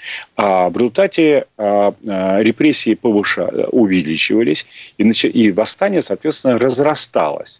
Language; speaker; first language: Russian; native; Russian